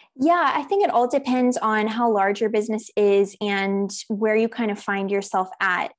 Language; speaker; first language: English; native; English